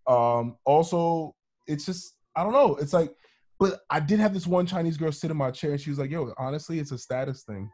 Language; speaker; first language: English; native; English